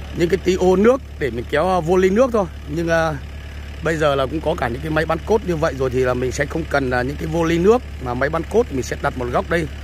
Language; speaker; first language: Vietnamese; non-native, local second language; Hmong